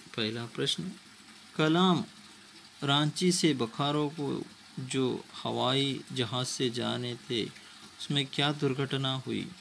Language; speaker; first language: Hindi; non-native, local second language; Kannada